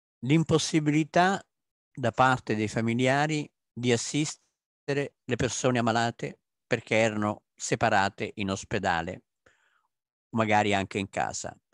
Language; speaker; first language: Italian; native; Italian